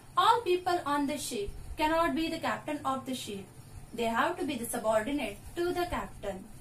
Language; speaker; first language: English; non-native, local second language; Marathi